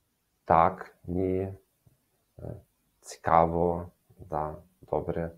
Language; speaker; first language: Ukrainian; non-native, learner; German